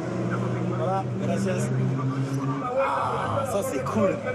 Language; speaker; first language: French; native; French